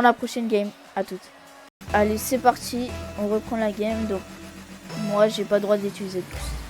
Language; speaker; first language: French; native; French